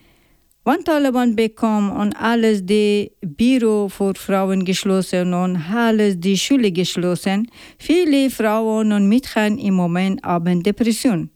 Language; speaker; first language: German; non-native, learner; Persian